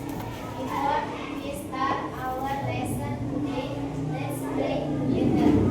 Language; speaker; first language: English; non-native, learner; Indonesian